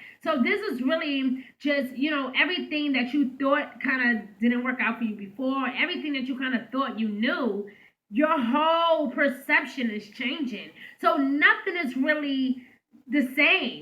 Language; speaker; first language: English; native; English